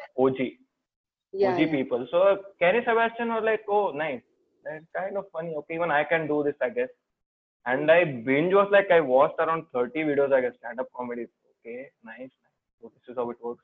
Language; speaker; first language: English; non-native, local second language; Kannada